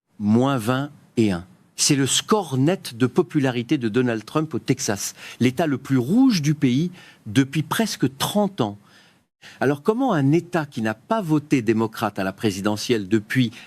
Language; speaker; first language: French; native; French